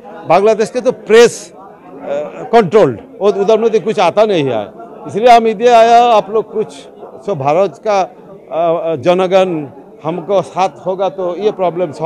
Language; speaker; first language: Hindi; non-native, learner; Bangla